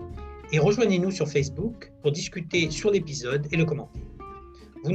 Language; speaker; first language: French; native; French